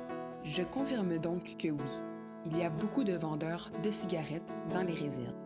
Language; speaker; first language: French; native; French